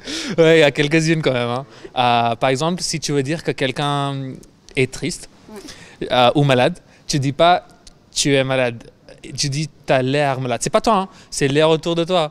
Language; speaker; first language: French; non-native, fluent; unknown